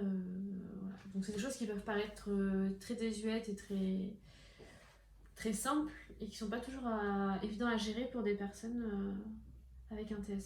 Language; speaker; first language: French; native; French